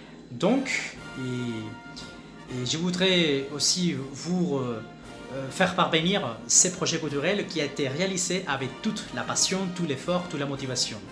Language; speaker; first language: French; non-native, fluent; Spanish